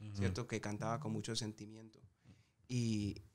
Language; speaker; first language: Spanish; early bilingual, heritage; Spanish